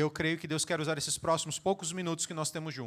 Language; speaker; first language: Portuguese; native; Portuguese